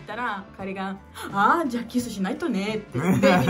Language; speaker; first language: Japanese; non-native, learner; Portuguese